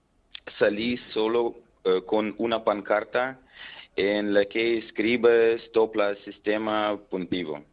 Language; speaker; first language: Spanish; non-native, learner; Belarusian